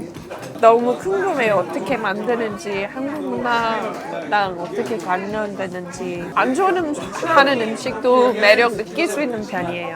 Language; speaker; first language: Korean; non-native, fluent; English